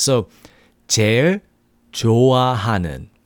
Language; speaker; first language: Korean; non-native, fluent; English